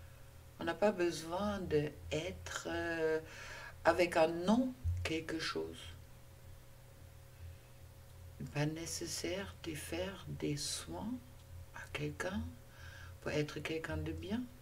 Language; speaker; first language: French; non-native, fluent; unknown